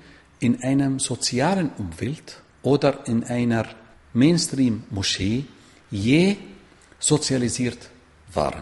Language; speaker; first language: German; non-native, fluent; Arabic